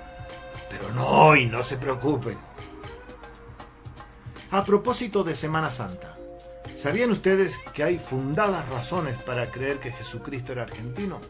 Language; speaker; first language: Spanish; native; Spanish